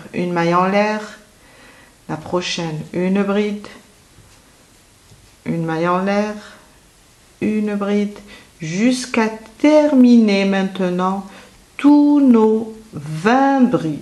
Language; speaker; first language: French; native; French